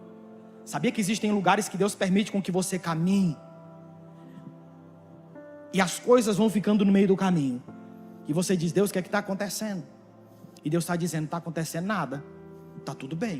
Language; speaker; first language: Portuguese; native; Portuguese